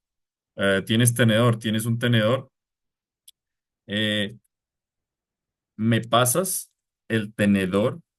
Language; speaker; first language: Spanish; non-native, fluent; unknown